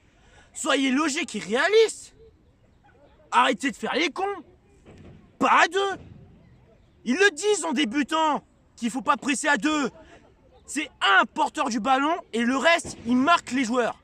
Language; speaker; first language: French; native; French